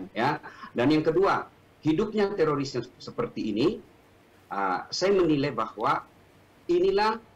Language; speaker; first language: Indonesian; non-native, local second language; Buginese